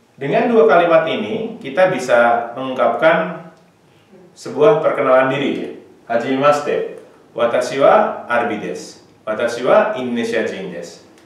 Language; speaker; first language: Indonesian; native; Indonesian